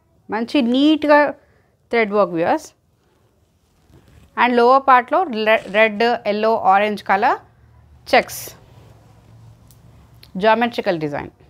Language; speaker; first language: English; non-native, local second language; Telugu